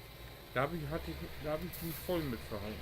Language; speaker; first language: German; native; German